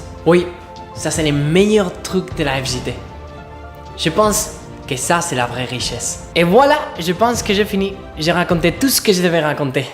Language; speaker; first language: French; non-native, fluent; Spanish